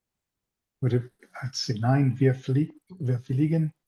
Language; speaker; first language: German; non-native, learner; English